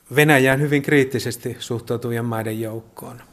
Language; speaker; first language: Finnish; native; Finnish